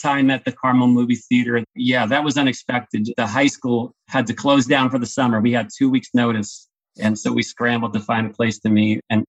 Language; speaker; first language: English; native; English